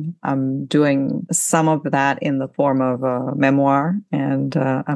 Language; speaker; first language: English; non-native, fluent; Ukrainian